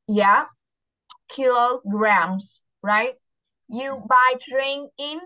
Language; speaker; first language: English; non-native, fluent; Vietnamese